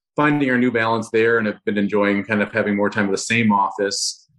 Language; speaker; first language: English; native; English